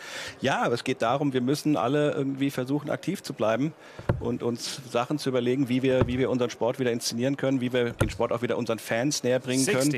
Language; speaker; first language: German; native; German